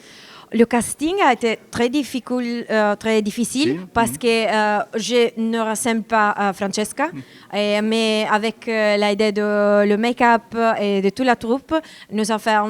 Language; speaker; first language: French; non-native, learner; Italian